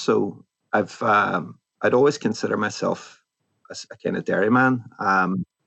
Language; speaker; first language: English; native; English